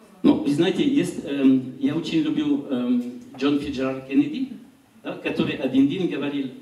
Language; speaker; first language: Russian; non-native, learner; French